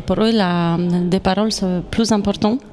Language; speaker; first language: French; non-native, fluent; Polish